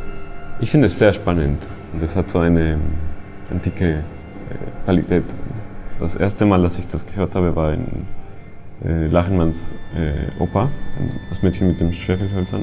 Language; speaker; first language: German; non-native, fluent; Spanish